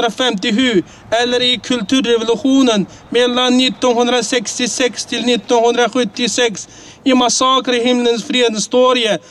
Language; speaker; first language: Swedish; non-native, fluent; Uyghur